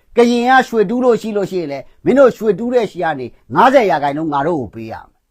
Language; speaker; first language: Burmese; non-native, local second language; Kachin